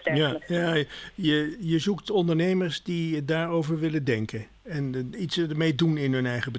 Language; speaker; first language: Dutch; native; Dutch